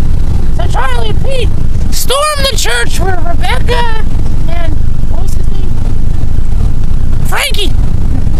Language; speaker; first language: English; native; English